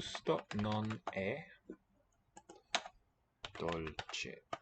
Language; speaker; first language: Italian; non-native, learner; English